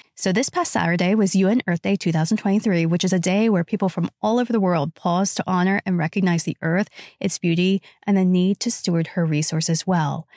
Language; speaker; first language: English; native; English